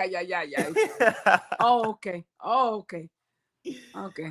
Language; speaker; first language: Spanish; non-native, learner; English